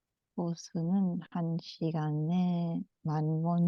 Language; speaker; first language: Korean; non-native, learner; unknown